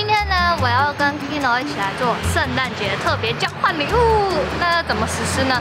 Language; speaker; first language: Chinese; native; Chinese